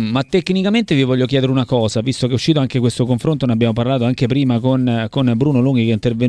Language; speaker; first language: Italian; native; Italian